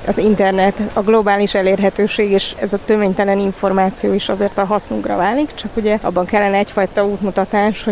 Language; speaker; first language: Hungarian; native; Hungarian